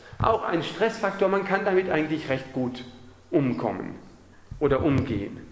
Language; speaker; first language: German; native; German